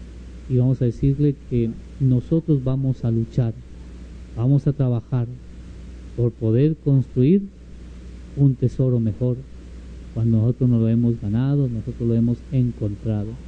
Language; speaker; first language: Spanish; native; Spanish